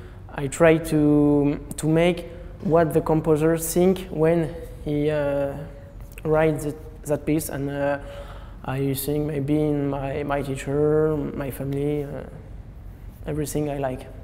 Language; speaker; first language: English; non-native, learner; French